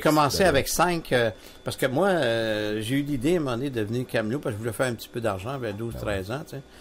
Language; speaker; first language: French; native; French